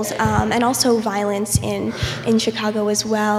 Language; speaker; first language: English; native; English